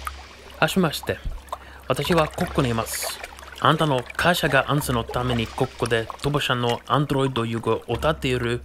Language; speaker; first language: Japanese; non-native, learner; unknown